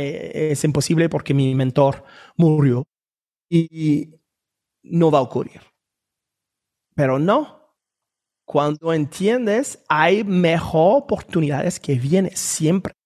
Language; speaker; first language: Spanish; non-native, fluent; French